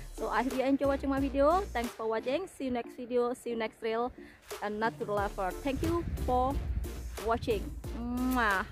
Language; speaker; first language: English; non-native, learner; Indonesian